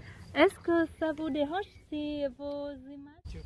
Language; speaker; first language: French; early bilingual, other home language; Vietnamese